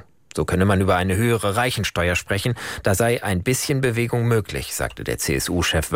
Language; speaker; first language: German; native; German